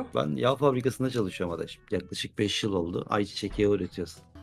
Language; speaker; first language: Turkish; native; Turkish